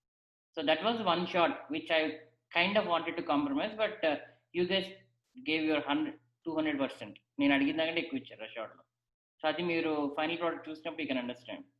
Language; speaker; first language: Telugu; native; Telugu